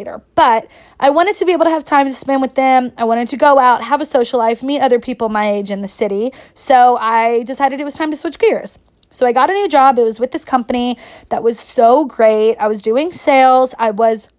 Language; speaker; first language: English; native; English